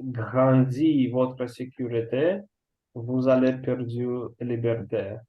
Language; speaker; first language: French; non-native, learner; Russian